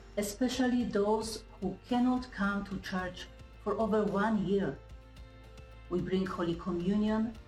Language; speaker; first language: English; non-native, fluent; Indonesian